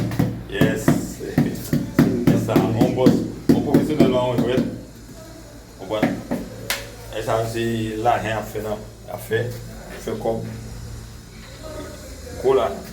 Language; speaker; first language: French; non-native, local second language; Haitian Creole